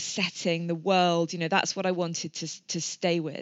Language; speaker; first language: English; native; English